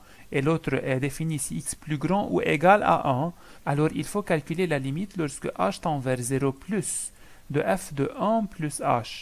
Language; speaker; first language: French; non-native, local second language; Arabic